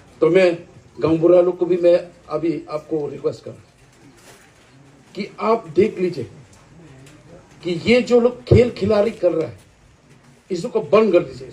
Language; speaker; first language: Hindi; non-native, local second language; Khasi